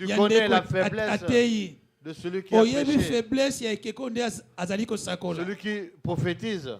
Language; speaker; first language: French; non-native, local second language; Lingala